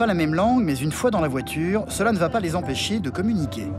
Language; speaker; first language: French; native; French